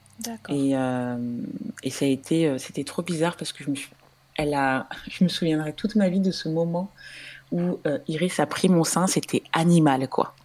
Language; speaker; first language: French; native; French